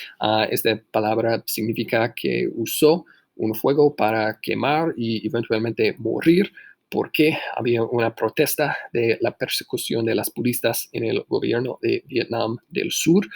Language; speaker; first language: Spanish; non-native, fluent; English